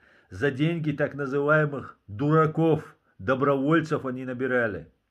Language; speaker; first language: Russian; non-native, local second language; Chechen